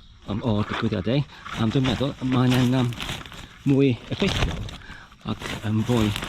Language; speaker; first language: Welsh; non-native, fluent; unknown